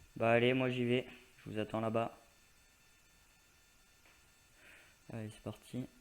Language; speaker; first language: French; native; French